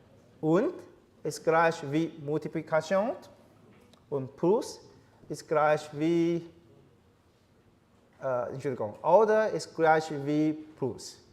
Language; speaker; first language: German; non-native, learner; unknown